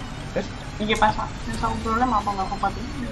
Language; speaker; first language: Spanish; native; Spanish